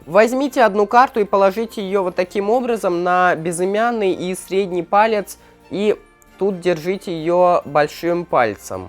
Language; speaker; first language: Russian; native; Russian